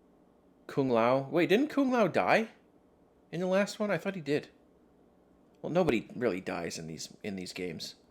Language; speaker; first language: English; native; English